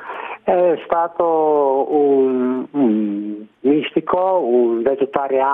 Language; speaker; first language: Italian; non-native, learner; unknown